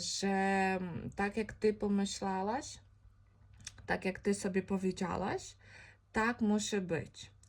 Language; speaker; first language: Polish; non-native, fluent; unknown